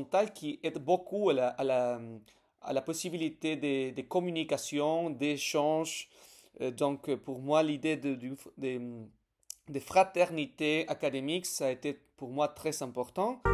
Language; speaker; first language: French; non-native, fluent; Spanish